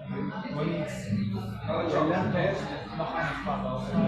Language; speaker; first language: German; non-native, learner; Portuguese